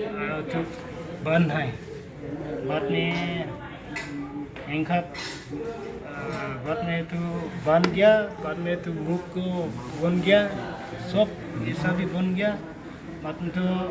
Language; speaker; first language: Hindi; non-native, local second language; Khasi